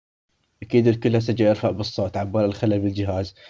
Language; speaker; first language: Arabic; native; Arabic